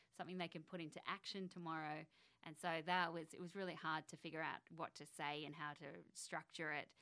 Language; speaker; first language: English; native; English